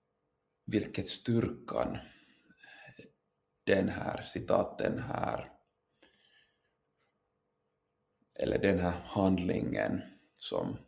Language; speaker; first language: Swedish; non-native, local second language; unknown